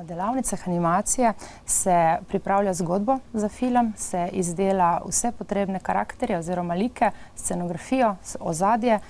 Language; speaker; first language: Slovenian; native; Slovenian